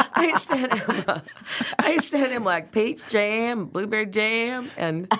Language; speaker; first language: English; native; English